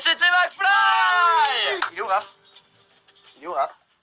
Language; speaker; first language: French; native; French